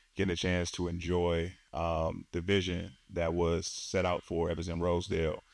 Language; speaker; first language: English; native; English